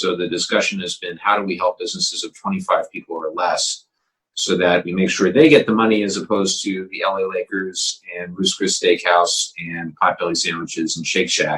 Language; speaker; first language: English; native; English